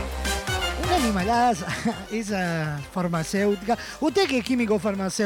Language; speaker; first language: Spanish; native; Spanish